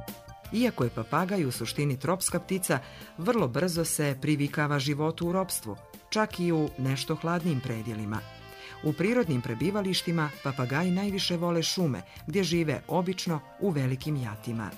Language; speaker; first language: Croatian; native; Croatian